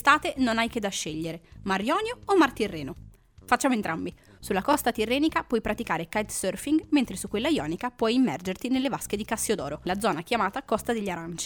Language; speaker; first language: Italian; native; Italian